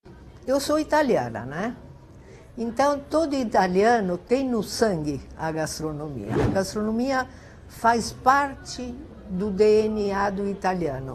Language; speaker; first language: Portuguese; non-native, fluent; Italian